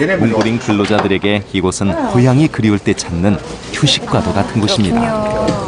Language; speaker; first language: Korean; native; Korean